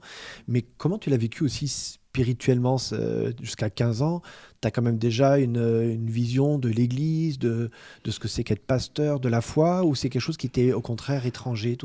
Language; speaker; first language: French; native; French